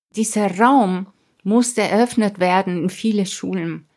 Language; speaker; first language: German; non-native, fluent; Spanish